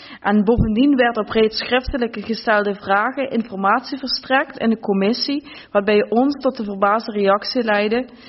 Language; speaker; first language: Dutch; native; Dutch